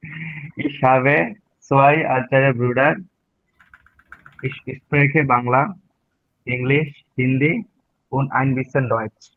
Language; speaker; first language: German; non-native, learner; Bangla